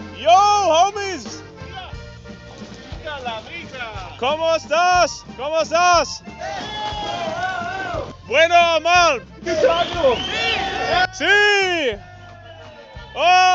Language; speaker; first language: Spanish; non-native, learner; English